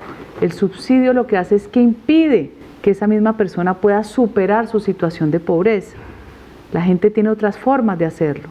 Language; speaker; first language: Spanish; native; Spanish